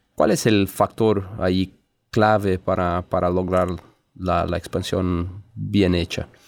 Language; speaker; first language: Spanish; non-native, fluent; Portuguese